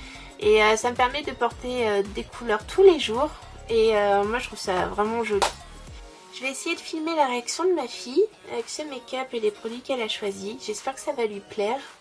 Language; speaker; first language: French; native; French